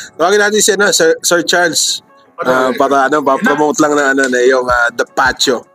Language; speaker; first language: Filipino; native; Filipino